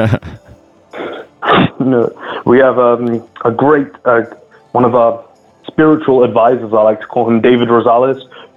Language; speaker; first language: English; native; English